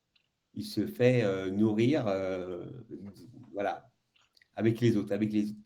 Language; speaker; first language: French; native; French